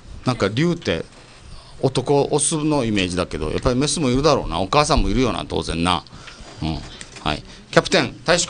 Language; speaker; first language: Japanese; native; Japanese